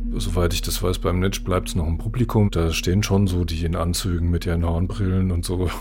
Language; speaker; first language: German; native; German